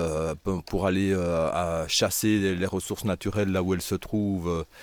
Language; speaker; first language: French; native; French